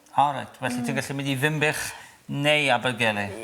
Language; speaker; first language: Welsh; native; Welsh